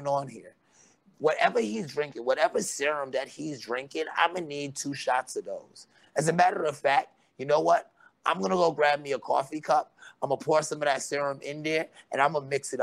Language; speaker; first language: English; native; English